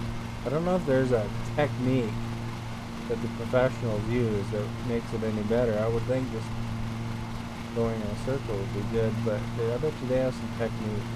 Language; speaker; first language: English; native; English